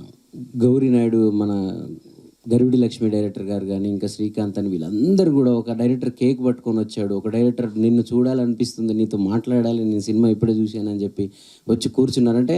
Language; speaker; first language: Telugu; native; Telugu